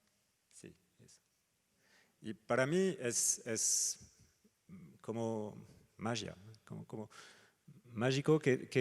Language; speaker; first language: Spanish; non-native, fluent; French